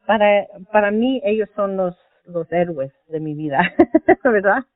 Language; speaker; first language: Spanish; early bilingual, heritage; Spanish